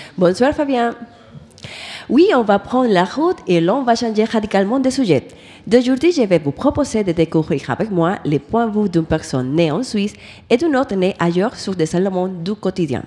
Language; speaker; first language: French; non-native, fluent; Portuguese